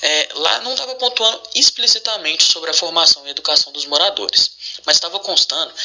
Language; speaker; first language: Portuguese; native; Portuguese